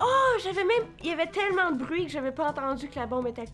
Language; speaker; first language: French; native; French